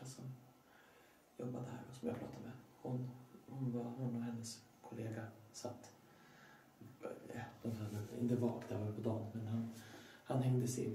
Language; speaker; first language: Swedish; native; Swedish